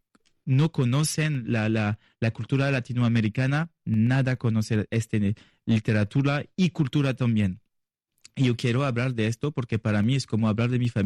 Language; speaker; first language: Spanish; non-native, learner; French